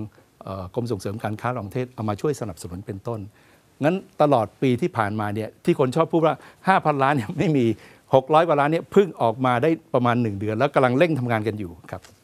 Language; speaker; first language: Thai; native; Thai